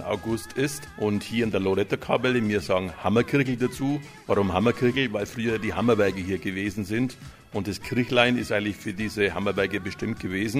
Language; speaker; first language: German; native; German